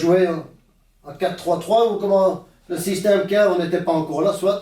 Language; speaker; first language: French; native; French